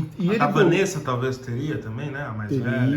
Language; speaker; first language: Portuguese; native; Portuguese